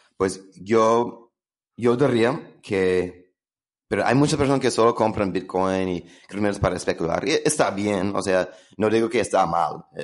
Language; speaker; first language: Spanish; non-native, fluent; English